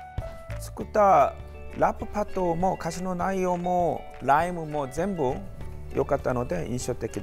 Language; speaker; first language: Japanese; non-native, fluent; Korean